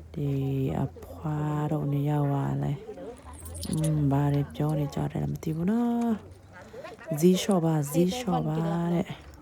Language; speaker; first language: Burmese; non-native, local second language; Tedim Chin